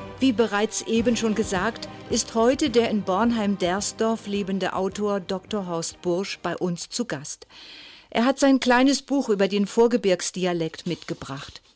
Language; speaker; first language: German; native; German